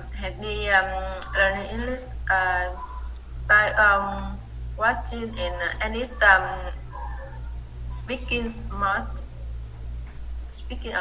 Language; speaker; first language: English; non-native, learner; Vietnamese